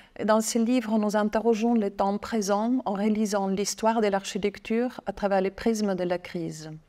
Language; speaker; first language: French; non-native, fluent; German